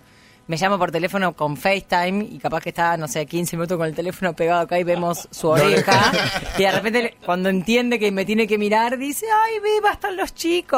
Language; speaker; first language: Spanish; native; Spanish